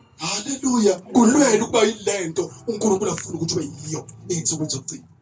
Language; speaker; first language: Zulu; native; Zulu